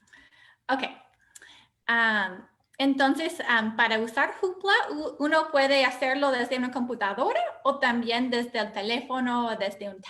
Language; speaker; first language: Spanish; non-native, fluent; English